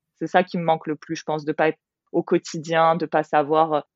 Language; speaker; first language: French; native; French